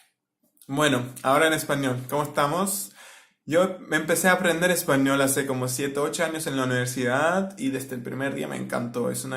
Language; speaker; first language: Spanish; non-native, fluent; Turkish